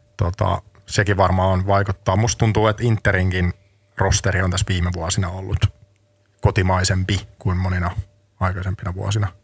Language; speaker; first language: Finnish; native; Finnish